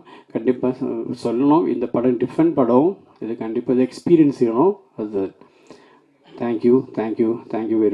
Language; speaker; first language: Tamil; non-native, learner; Malayalam